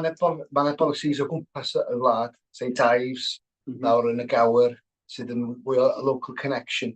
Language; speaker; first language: Welsh; native; Welsh